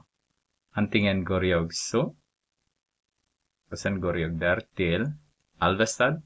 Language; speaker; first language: Swedish; non-native, fluent; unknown